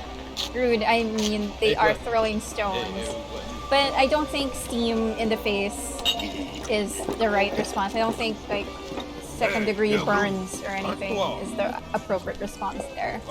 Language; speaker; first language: English; non-native, local second language; Cantonese